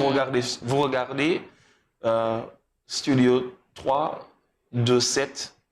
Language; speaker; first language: French; non-native, fluent; English